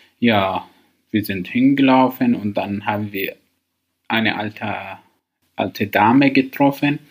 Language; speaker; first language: German; non-native, learner; Arabic